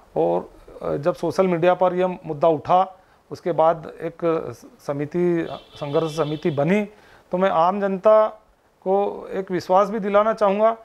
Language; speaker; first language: Hindi; native; Hindi